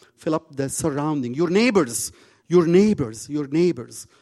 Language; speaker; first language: English; non-native, fluent; Arabic